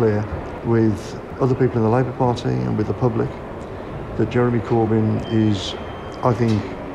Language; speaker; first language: English; native; English